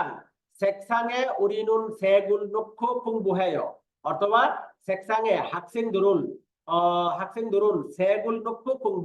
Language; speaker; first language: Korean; non-native, fluent; Bangla